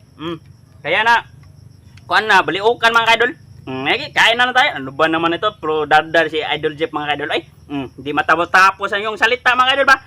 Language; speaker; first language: Filipino; non-native, local second language; Cebuano